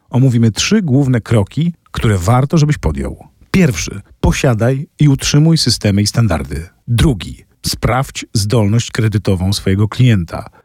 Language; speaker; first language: Polish; native; Polish